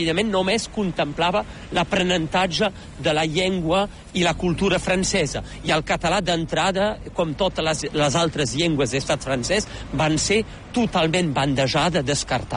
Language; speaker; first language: Catalan; native; Catalan